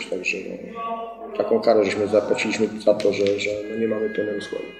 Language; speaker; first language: Polish; native; Polish